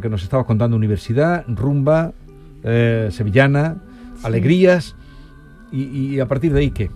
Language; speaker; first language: Spanish; native; Spanish